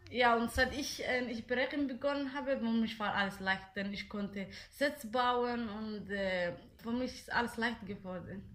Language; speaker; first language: German; non-native, learner; Somali